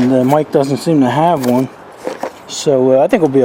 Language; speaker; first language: English; native; English